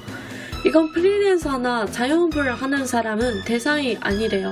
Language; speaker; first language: Korean; non-native, fluent; Japanese